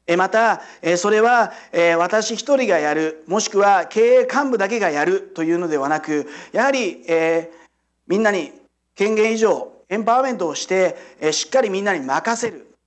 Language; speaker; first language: Japanese; native; Japanese